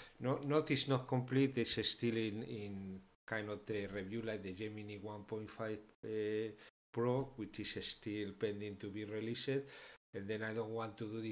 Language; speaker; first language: English; non-native, fluent; Spanish